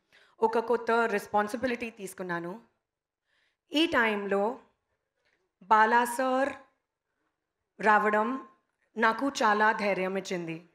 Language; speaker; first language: Telugu; non-native, local second language; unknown